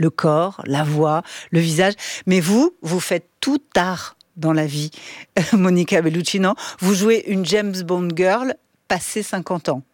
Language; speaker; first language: French; native; French